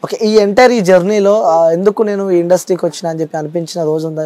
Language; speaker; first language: Telugu; native; Telugu